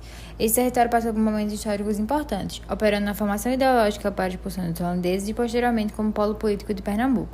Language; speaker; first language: Portuguese; native; Portuguese